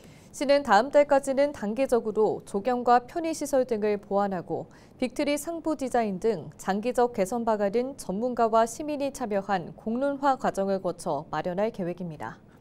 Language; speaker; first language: Korean; native; Korean